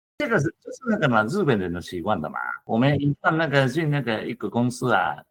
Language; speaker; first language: Chinese; non-native, fluent; Japanese